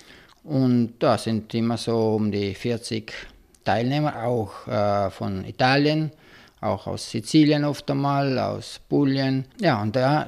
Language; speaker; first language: German; non-native, local second language; Italian